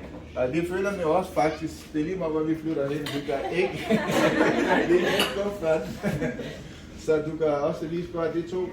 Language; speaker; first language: Danish; non-native, fluent; Pashto